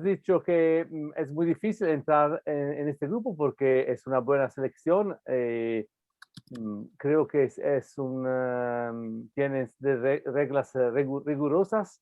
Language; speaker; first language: Spanish; non-native, fluent; Italian